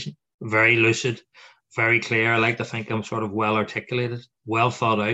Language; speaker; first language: English; native; English